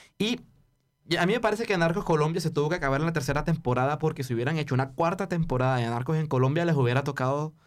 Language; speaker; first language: Spanish; native; Spanish